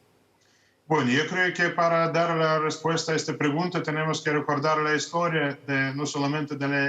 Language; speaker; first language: Spanish; non-native, fluent; Russian